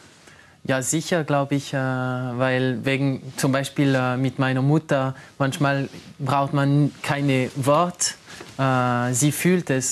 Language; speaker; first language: German; non-native, local second language; French